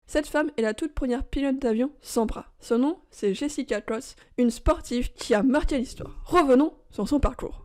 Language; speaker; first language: French; native; French